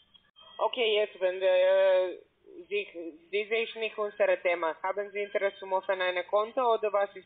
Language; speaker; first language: German; non-native, learner; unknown